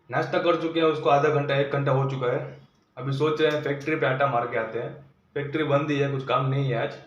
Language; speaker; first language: Hindi; non-native, local second language; Gujarati